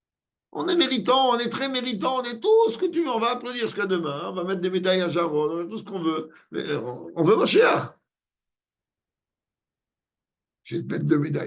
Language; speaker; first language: French; native; French